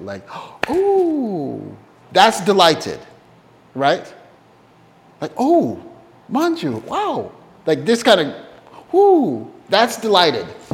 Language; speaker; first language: English; native; English